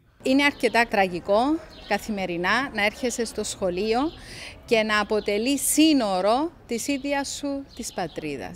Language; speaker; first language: Greek; native; Greek